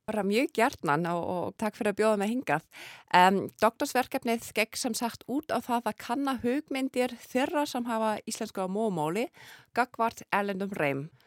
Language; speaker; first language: Icelandic; non-native, fluent; German